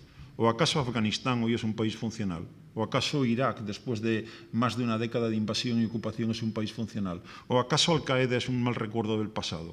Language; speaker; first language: Spanish; native; Spanish